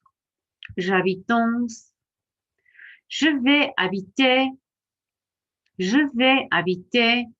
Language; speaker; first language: French; non-native, fluent; English